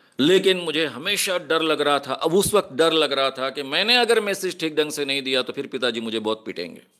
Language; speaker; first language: Hindi; non-native, local second language; Marathi